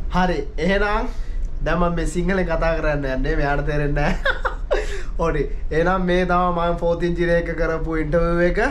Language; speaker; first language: Sinhala; native; Sinhala